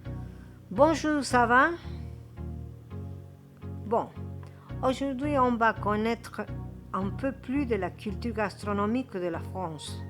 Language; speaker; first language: French; non-native, fluent; Spanish